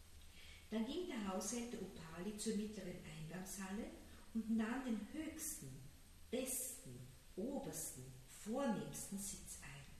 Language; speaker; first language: German; native; German